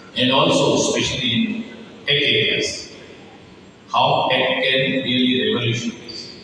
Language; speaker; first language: English; non-native, local second language; Telugu